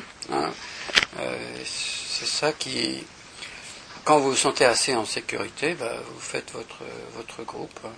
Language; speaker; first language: French; native; French